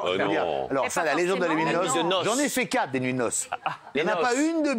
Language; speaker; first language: French; native; French